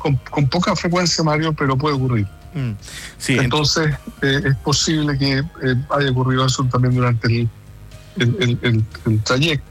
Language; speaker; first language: Spanish; native; Spanish